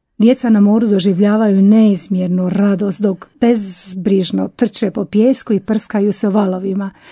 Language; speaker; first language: Croatian; native; Croatian